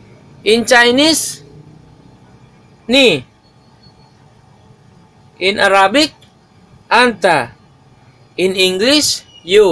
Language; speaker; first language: English; non-native, local second language; Maguindanaon